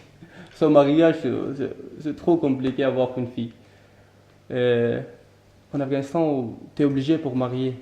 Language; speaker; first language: French; non-native, learner; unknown